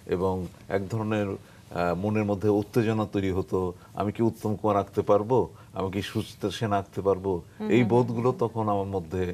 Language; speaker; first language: Bangla; native; Bangla